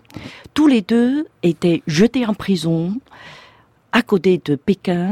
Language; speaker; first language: French; non-native, fluent; Chinese